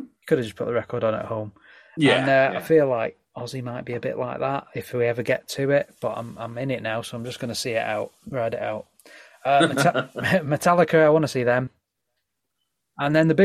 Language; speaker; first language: English; native; English